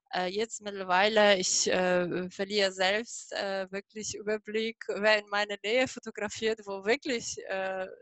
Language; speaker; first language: German; non-native, fluent; Polish